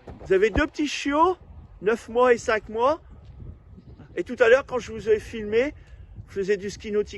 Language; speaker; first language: French; native; French